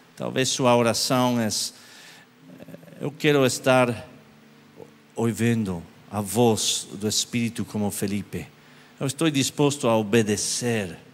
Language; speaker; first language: Portuguese; non-native, learner; English